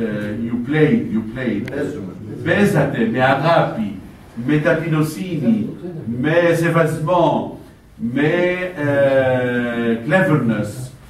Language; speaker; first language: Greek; non-native, fluent; Arabic